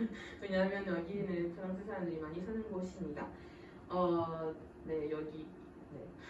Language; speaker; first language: Korean; non-native, fluent; French